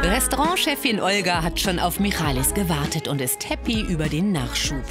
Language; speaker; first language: German; native; German